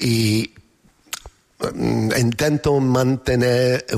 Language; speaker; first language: Spanish; non-native, learner; English